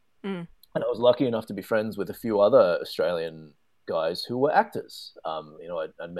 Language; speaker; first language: English; native; English